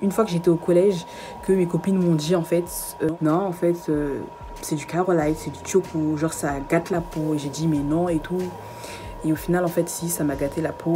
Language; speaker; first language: French; early bilingual, other home language; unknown